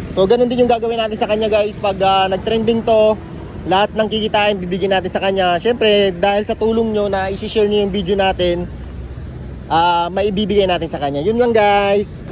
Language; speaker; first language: Filipino; native; Filipino